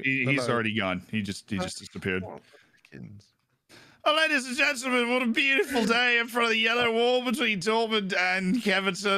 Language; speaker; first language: English; native; English